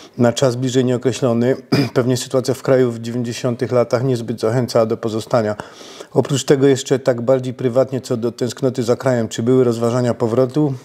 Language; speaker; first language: Polish; native; Polish